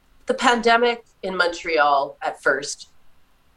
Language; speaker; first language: English; native; English